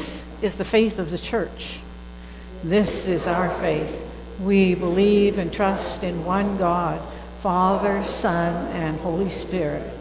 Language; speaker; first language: English; native; English